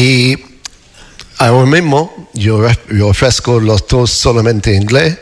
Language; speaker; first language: Spanish; non-native, learner; English